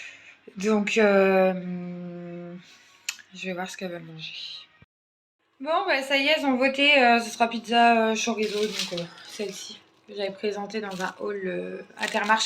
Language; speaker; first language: French; native; French